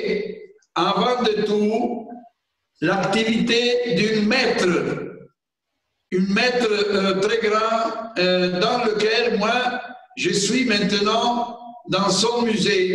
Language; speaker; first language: French; non-native, fluent; Italian